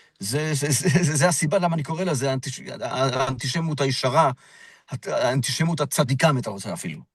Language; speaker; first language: Hebrew; non-native, fluent; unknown